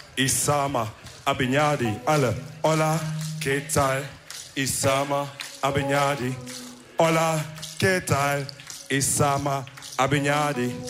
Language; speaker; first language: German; early bilingual, other home language; Wolof